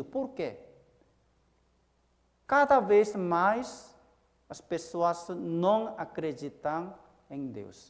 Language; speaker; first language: Portuguese; non-native, fluent; Korean